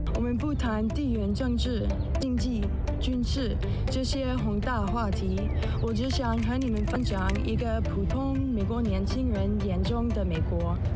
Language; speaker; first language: Chinese; non-native, fluent; English